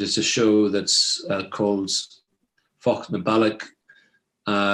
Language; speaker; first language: English; native; English